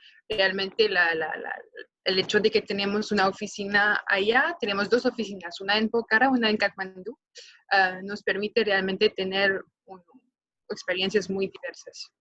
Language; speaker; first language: Spanish; non-native, fluent; French